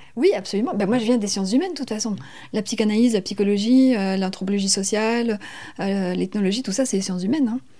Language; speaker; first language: French; native; French